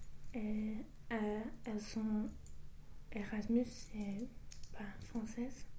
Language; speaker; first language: French; non-native, learner; English